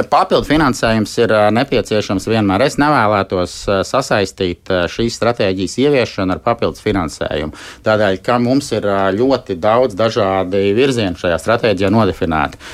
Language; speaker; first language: Latvian; native; Latvian